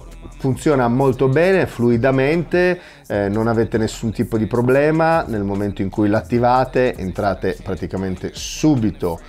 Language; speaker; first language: Italian; native; Italian